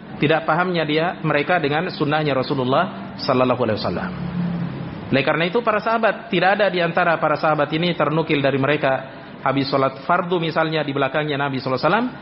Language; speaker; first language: Indonesian; native; Indonesian